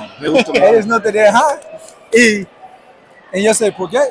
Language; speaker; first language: Spanish; non-native, fluent; English